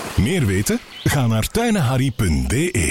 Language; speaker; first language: Dutch; native; Dutch